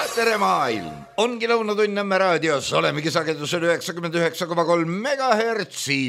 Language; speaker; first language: Estonian; native; Estonian